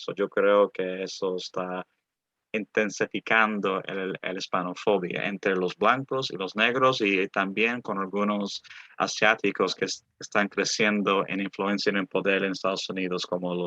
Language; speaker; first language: Spanish; early bilingual, other home language; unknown